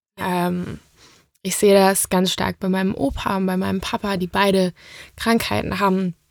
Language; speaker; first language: German; native; German